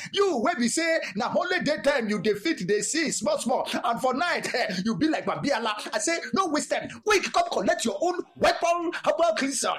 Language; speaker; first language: Nigerian Pidgin; non-native, local second language; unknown